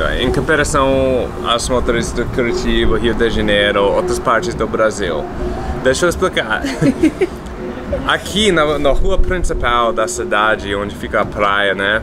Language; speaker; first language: Portuguese; non-native, fluent; English